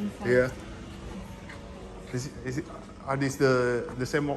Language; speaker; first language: English; non-native, learner; Indonesian